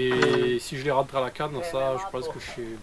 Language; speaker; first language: French; native; French